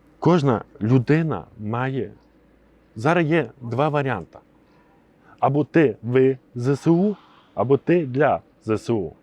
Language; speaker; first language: Ukrainian; native; Ukrainian